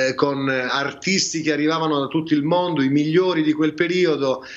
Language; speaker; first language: Italian; native; Italian